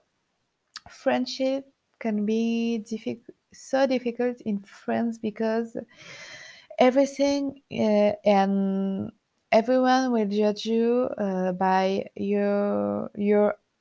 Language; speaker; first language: English; non-native, learner; French